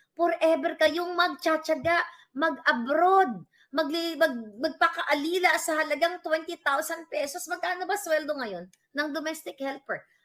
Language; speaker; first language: Filipino; non-native, local second language; Cebuano